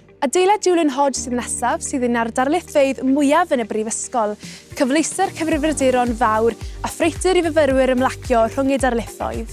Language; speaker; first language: Welsh; native; Welsh